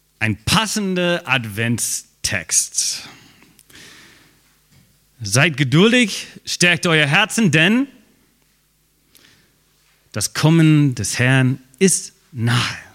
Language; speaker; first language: German; non-native, fluent; English